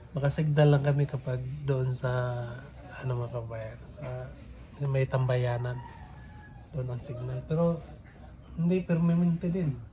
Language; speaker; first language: Filipino; non-native, local second language; Cebuano